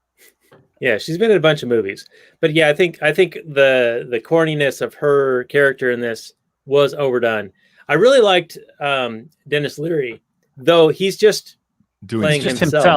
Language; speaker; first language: English; native; English